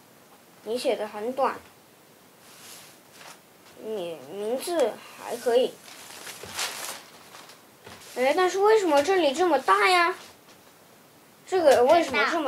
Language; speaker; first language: Chinese; early bilingual, other home language; Russian